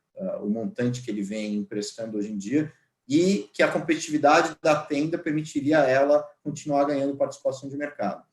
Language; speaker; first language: Portuguese; native; Portuguese